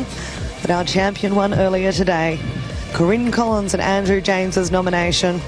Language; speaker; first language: English; native; English